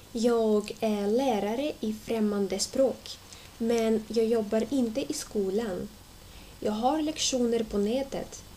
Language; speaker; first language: Swedish; non-native, fluent; Russian